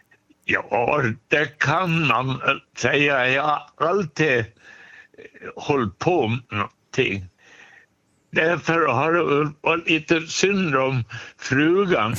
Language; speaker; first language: Swedish; native; Swedish